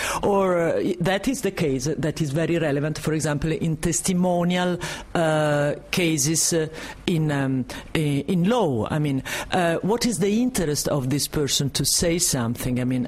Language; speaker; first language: English; non-native, fluent; Italian